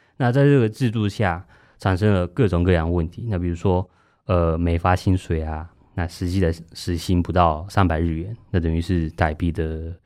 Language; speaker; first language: Chinese; non-native, fluent; Japanese